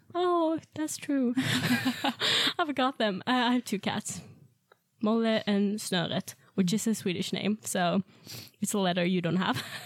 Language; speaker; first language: English; non-native, fluent; Swedish